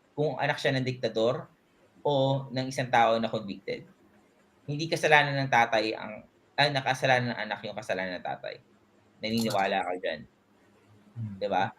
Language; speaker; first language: Filipino; native; Filipino